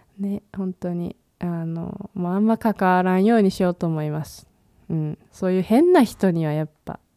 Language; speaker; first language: Japanese; native; Japanese